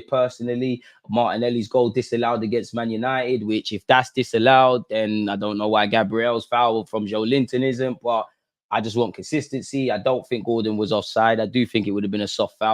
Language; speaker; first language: English; native; English